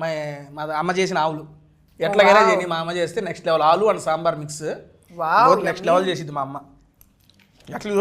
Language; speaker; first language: Telugu; native; Telugu